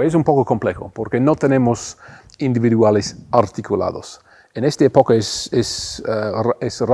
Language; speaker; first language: Spanish; non-native, fluent; English